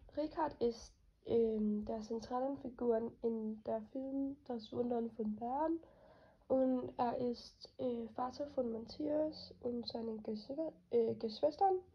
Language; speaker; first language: German; non-native, learner; Norwegian